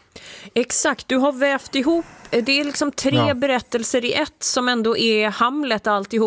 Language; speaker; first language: Swedish; native; Swedish